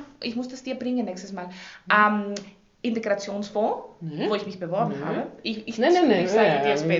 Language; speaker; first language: German; non-native, fluent; Greek